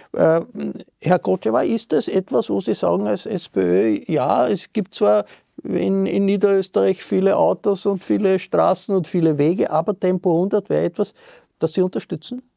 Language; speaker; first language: German; native; German